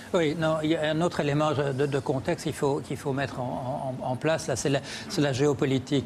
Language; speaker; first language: French; native; French